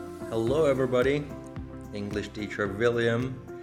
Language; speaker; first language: English; non-native, fluent; Slovak